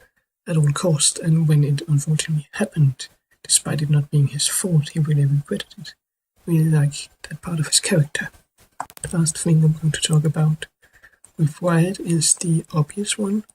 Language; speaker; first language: English; non-native, fluent; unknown